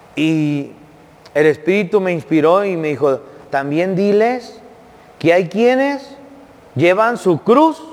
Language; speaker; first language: Spanish; native; Spanish